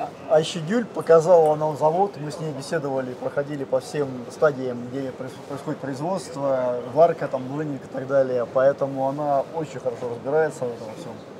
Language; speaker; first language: Russian; native; Russian